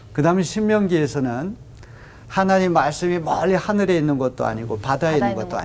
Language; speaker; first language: Korean; native; Korean